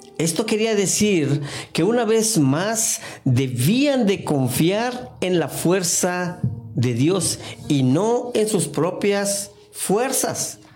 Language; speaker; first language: Spanish; non-native, fluent; English